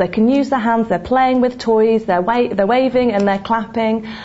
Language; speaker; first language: English; native; English